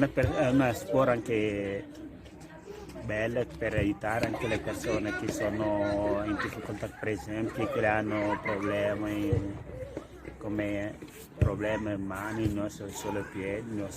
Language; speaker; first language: Italian; non-native, learner; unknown